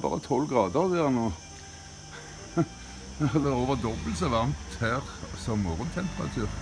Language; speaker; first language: Norwegian; native; Norwegian